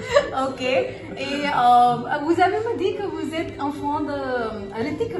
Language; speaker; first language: French; non-native, learner; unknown